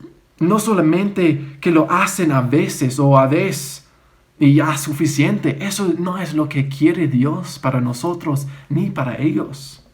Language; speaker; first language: Spanish; non-native, fluent; English